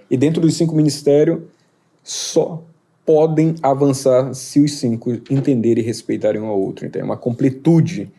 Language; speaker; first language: Portuguese; native; Portuguese